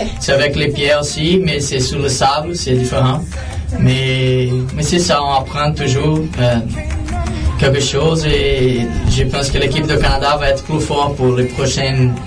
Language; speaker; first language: French; non-native, learner; Portuguese